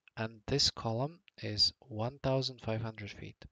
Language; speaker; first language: English; non-native, fluent; Latvian